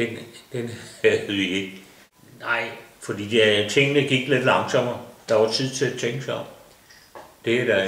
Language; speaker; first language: Danish; native; Danish